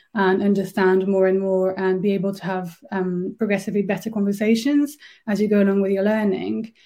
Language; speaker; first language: English; non-native, fluent; French